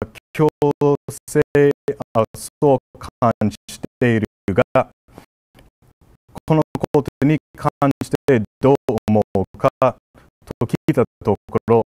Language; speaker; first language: Japanese; non-native, fluent; English